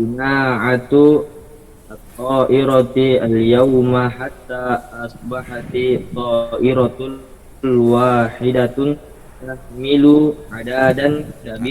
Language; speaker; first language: Arabic; non-native, learner; Indonesian